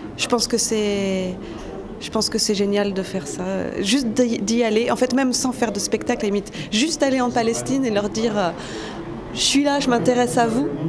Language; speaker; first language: French; native; French